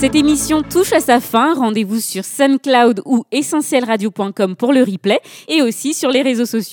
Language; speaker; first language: French; native; French